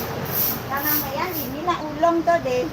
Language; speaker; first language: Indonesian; non-native, local second language; Balinese